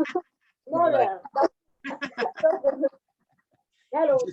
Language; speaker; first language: English; non-native, fluent; Spanish